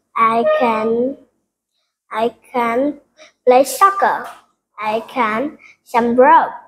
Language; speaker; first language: English; non-native, learner; Vietnamese